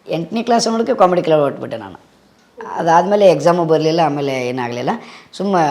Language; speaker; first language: Kannada; native; Kannada